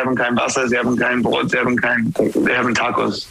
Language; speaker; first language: German; non-native, fluent; English